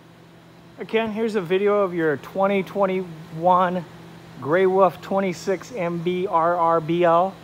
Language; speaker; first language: English; native; English